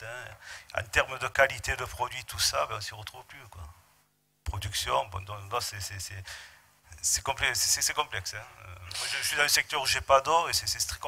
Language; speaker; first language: French; native; French